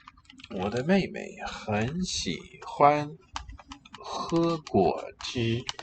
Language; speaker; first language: Chinese; non-native, learner; English